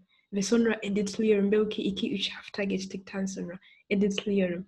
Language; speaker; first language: Turkish; non-native, fluent; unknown